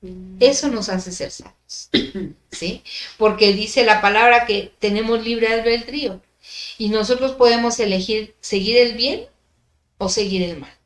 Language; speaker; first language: Spanish; native; Spanish